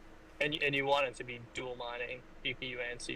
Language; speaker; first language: English; native; English